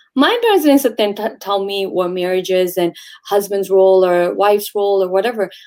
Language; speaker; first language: English; native; English